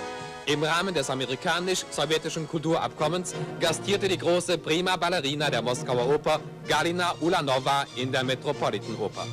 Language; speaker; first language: German; native; German